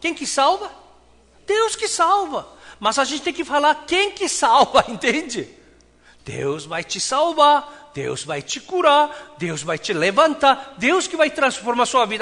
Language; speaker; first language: Portuguese; non-native, fluent; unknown